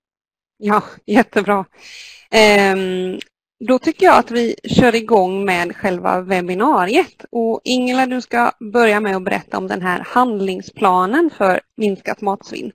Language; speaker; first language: Swedish; native; Swedish